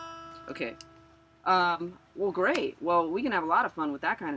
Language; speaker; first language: English; native; English